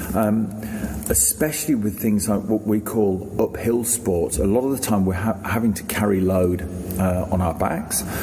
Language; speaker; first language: English; native; English